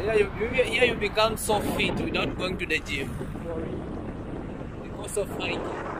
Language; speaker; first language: English; non-native, local second language; Swahili